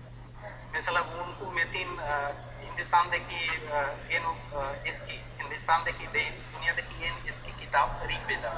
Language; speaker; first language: Turkish; non-native, learner; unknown